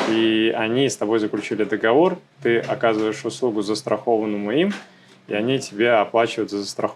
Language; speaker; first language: Russian; native; Russian